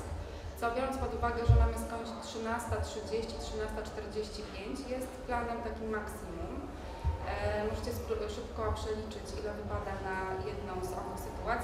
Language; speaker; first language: Polish; native; Polish